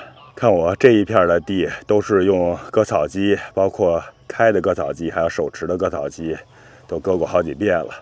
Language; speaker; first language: Chinese; native; Chinese